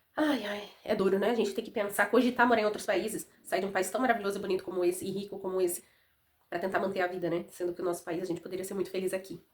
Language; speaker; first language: Portuguese; native; Portuguese